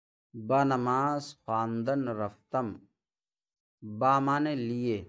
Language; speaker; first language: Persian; non-native, fluent; Urdu